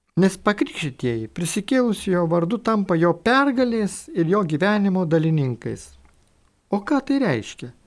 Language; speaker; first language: Lithuanian; native; Lithuanian